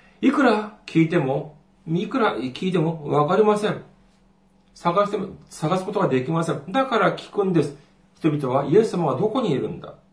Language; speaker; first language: Japanese; non-native, fluent; Korean